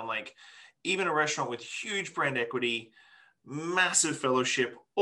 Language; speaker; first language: English; native; English